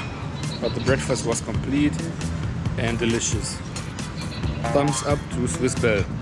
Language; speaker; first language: English; non-native, fluent; German